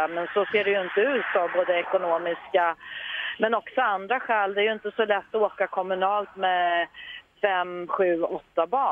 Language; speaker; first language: Swedish; native; Swedish